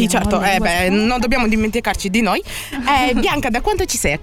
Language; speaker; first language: Italian; native; Italian